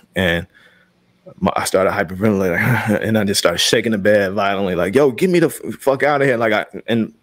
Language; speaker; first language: English; native; English